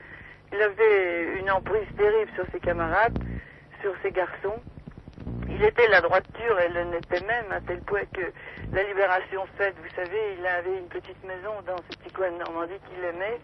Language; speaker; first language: French; native; French